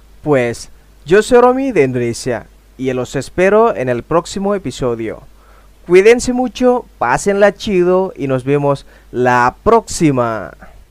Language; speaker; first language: Spanish; non-native, fluent; Indonesian